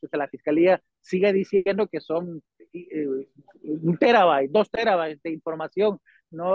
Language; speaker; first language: Spanish; native; Spanish